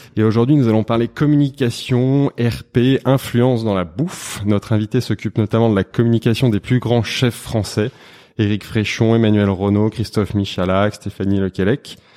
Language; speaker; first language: French; native; French